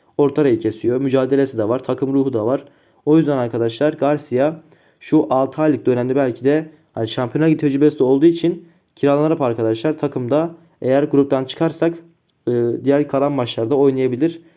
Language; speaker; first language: Turkish; native; Turkish